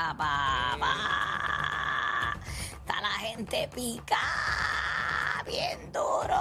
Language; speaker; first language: Spanish; native; Spanish